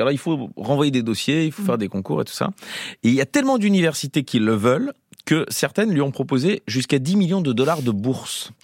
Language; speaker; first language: French; native; French